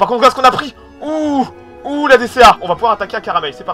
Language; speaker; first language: French; native; French